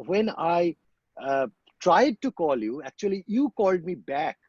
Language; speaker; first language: English; non-native, local second language; Bangla